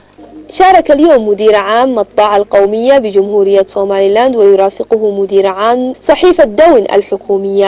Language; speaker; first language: Arabic; non-native, local second language; Somali